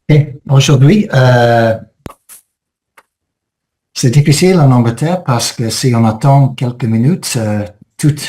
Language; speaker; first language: French; non-native, fluent; English